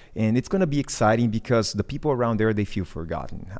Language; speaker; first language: English; non-native, fluent; Portuguese